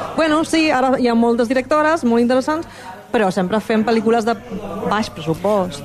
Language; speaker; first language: Catalan; non-native, local second language; Spanish